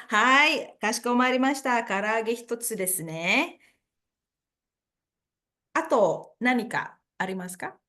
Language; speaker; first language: Japanese; non-native, fluent; Indonesian